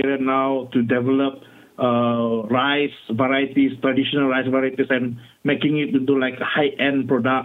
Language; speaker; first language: English; non-native, local second language; Malay